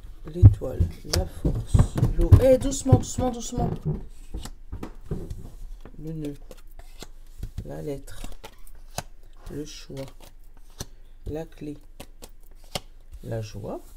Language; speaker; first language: French; native; French